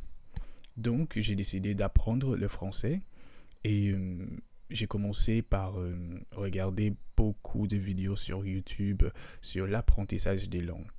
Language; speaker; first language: French; non-native, fluent; English